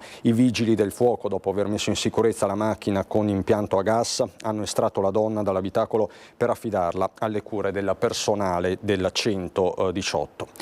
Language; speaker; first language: Italian; native; Italian